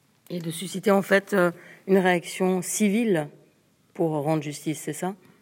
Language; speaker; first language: French; native; French